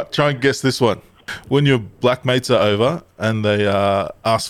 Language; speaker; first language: English; non-native, local second language; Tongan